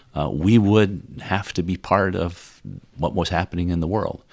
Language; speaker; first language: English; non-native, fluent; Dutch